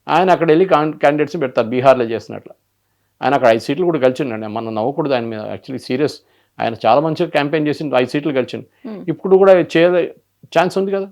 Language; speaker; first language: Telugu; non-native, local second language; Malayalam